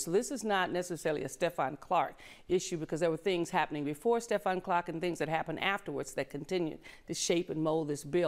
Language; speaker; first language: English; native; English